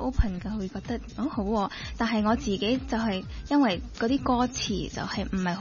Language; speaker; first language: Cantonese; early bilingual, heritage; Cantonese